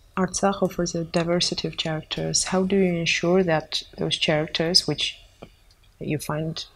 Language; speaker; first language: English; non-native, fluent; Armenian